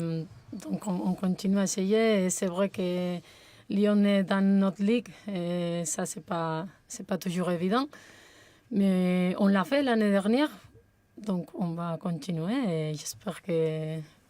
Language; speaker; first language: French; non-native, fluent; Spanish